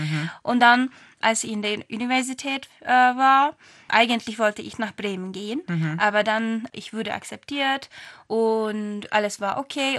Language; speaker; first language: German; non-native, fluent; Turkish